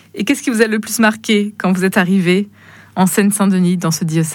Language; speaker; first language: French; native; French